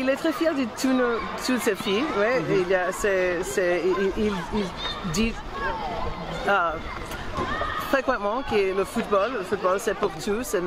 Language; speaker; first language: French; non-native, learner; Portuguese